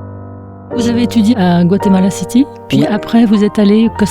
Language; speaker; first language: French; native; French